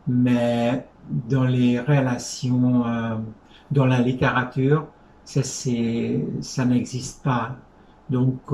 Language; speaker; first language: French; non-native, fluent; Hungarian